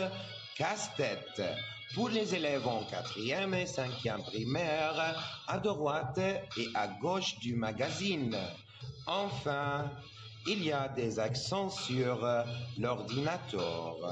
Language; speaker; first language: French; non-native, learner; Arabic